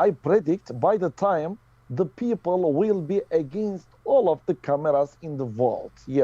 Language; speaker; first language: English; non-native, learner; Turkish